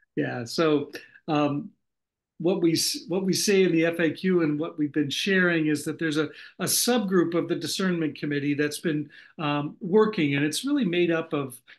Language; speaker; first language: English; native; English